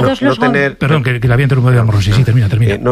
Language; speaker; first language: Spanish; native; Spanish